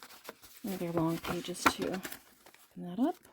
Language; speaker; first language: English; native; English